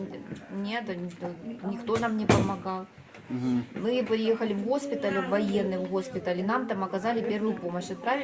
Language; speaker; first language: Russian; native; Russian